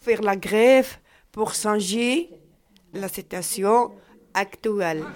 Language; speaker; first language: French; non-native, learner; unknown